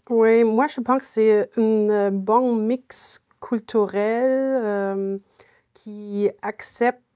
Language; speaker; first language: French; non-native, fluent; German